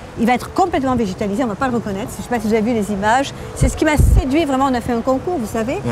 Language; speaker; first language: French; native; French